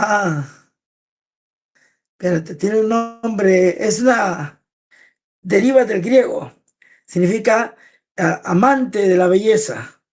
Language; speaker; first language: Spanish; native; Spanish